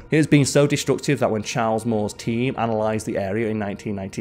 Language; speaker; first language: English; native; English